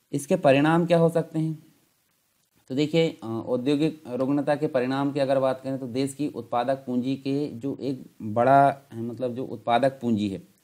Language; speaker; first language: Hindi; native; Hindi